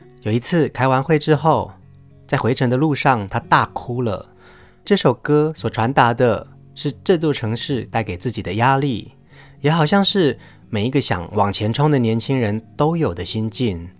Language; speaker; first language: Chinese; native; Chinese